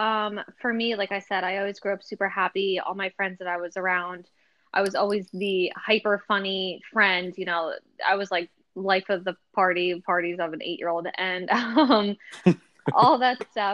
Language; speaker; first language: English; native; English